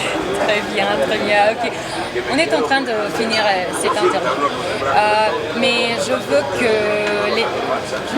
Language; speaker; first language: French; non-native, fluent; Spanish